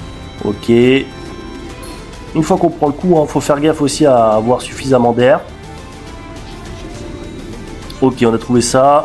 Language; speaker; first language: French; native; French